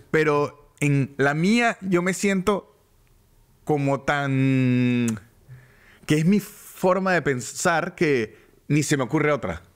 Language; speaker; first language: Spanish; native; Spanish